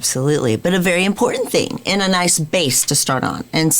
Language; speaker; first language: English; native; English